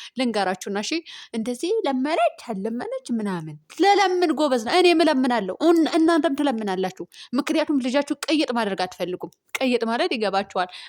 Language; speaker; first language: Amharic; native; Amharic